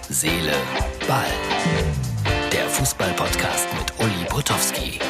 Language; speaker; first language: German; native; German